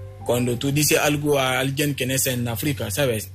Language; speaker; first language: Spanish; non-native, fluent; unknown